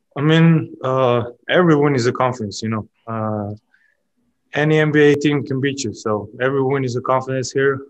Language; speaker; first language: English; non-native, fluent; Slovenian